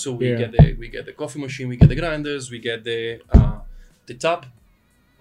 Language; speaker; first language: English; non-native, fluent; Italian